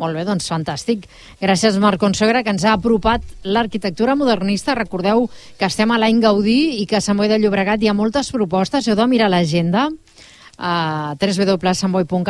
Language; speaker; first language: Catalan; native; Catalan